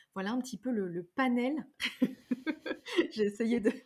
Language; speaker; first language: French; native; French